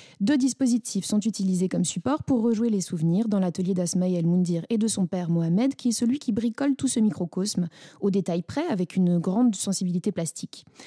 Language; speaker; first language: French; native; French